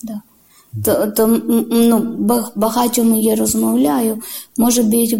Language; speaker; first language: Ukrainian; non-native, learner; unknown